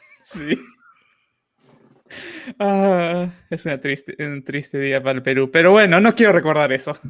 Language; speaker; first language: Spanish; native; Spanish